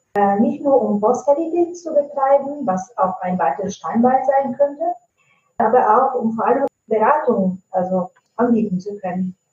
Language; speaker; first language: German; non-native, fluent; Italian